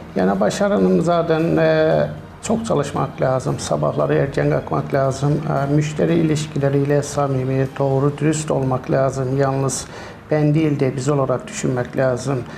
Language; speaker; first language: Turkish; native; Turkish